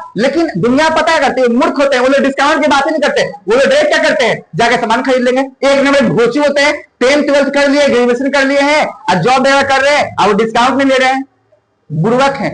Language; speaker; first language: Hindi; native; Hindi